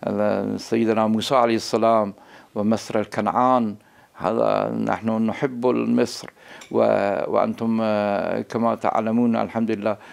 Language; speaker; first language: Arabic; non-native, learner; Persian